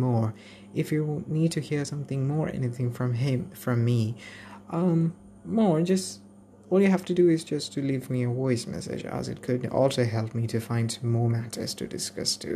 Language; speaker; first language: English; non-native, local second language; Malayalam